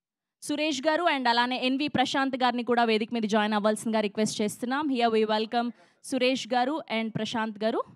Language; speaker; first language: Telugu; native; Telugu